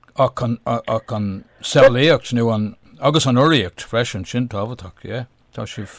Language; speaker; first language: Irish; non-native, local second language; English